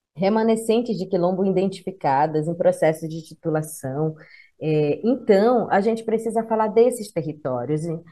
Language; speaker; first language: Portuguese; native; Portuguese